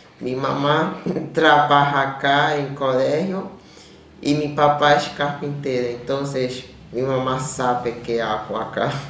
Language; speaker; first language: Spanish; non-native, learner; Portuguese